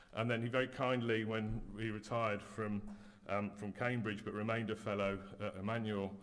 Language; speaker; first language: English; native; English